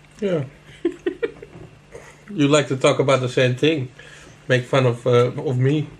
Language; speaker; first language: English; non-native, fluent; Dutch